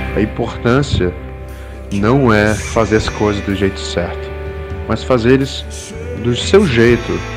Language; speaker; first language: Portuguese; early bilingual, other home language; English